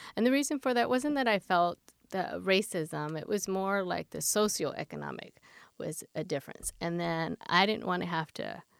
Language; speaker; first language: English; native; English